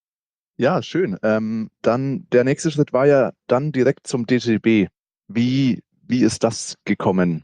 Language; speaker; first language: German; native; German